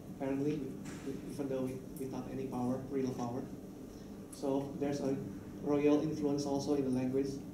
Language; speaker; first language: English; non-native, fluent; Indonesian